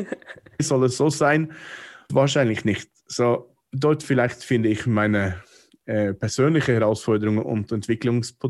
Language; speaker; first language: German; non-native, fluent; English